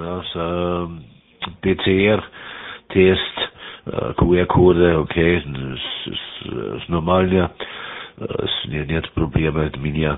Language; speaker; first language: Russian; non-native, learner; German